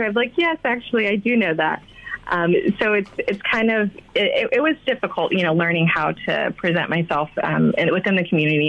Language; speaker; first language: English; native; English